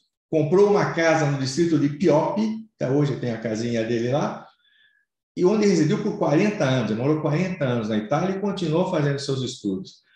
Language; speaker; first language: Portuguese; native; Portuguese